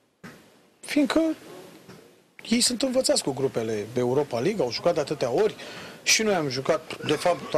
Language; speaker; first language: Romanian; native; Romanian